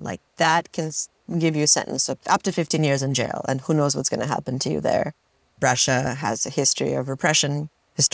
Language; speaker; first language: English; non-native, fluent; Russian